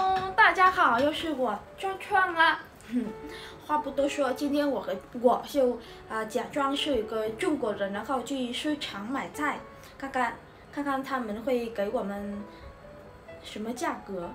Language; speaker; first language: Chinese; non-native, fluent; Vietnamese